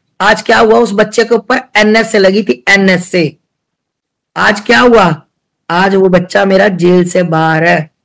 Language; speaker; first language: Hindi; native; Hindi